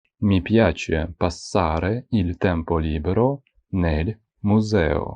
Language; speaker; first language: Italian; non-native, fluent; Ukrainian